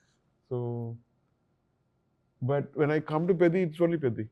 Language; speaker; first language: Telugu; non-native, learner; Tamil